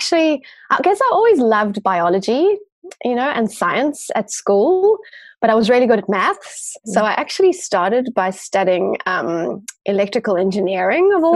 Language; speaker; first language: English; native; English